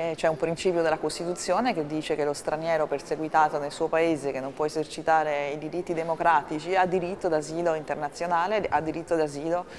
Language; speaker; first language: Italian; native; Italian